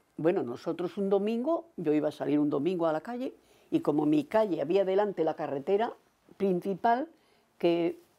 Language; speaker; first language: Spanish; native; Spanish